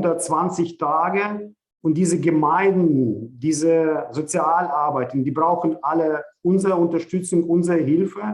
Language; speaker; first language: German; non-native, fluent; Ukrainian